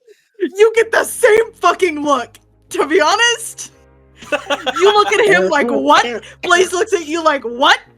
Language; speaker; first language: English; native; English